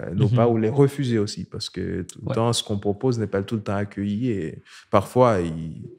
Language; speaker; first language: French; non-native, local second language; Haitian Creole